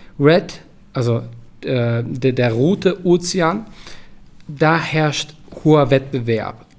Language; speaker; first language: German; early bilingual, other home language; Turkish